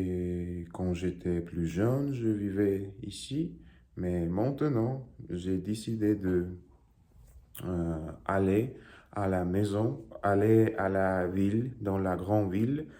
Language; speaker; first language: French; non-native, learner; Russian